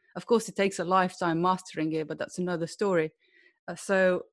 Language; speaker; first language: English; non-native, fluent; Slovenian